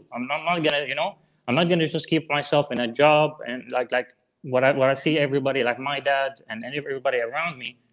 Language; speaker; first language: English; non-native, fluent; Arabic